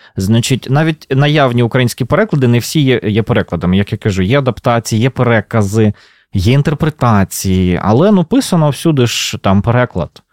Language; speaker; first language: Ukrainian; native; Ukrainian